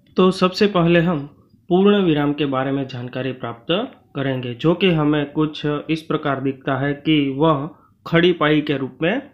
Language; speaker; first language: Hindi; non-native, local second language; Gujarati